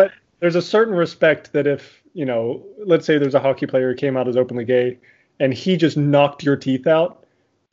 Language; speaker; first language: English; native; English